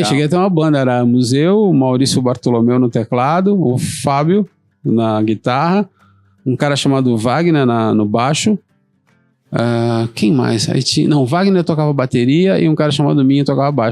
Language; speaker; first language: Portuguese; native; Portuguese